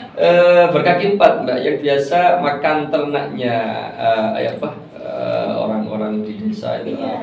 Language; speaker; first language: Indonesian; non-native, local second language; Javanese